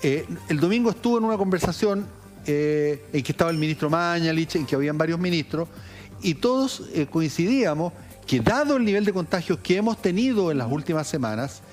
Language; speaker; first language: Spanish; native; Spanish